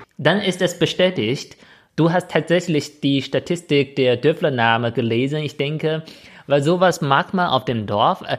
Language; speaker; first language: German; non-native, fluent; Chinese